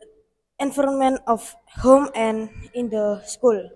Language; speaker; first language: English; non-native, learner; Indonesian